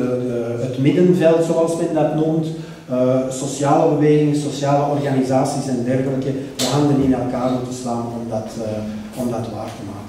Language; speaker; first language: Dutch; native; Dutch